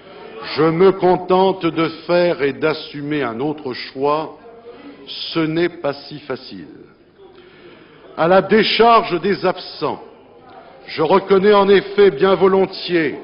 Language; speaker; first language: French; native; French